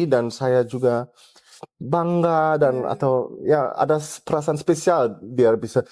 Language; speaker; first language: Indonesian; early bilingual, heritage; German